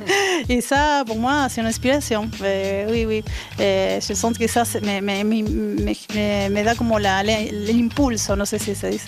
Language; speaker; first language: French; non-native, fluent; Spanish